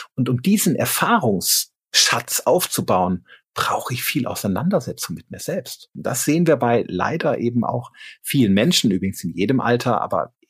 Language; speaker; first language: German; native; German